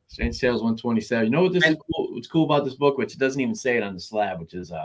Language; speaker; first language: English; native; English